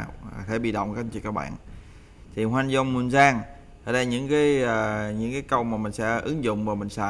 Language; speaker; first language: Vietnamese; native; Vietnamese